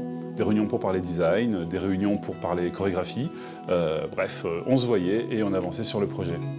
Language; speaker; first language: French; native; French